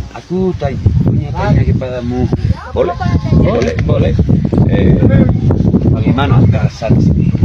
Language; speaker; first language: Indonesian; non-native, learner; Spanish